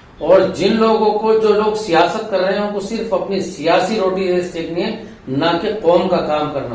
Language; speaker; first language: Urdu; native; Urdu